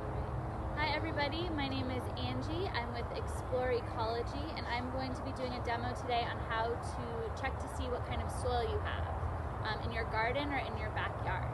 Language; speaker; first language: English; native; English